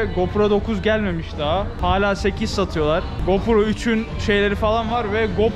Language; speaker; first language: Turkish; native; Turkish